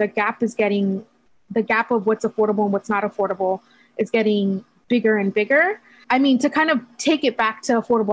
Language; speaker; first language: English; native; English